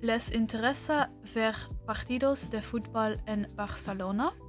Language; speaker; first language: Spanish; non-native, learner; English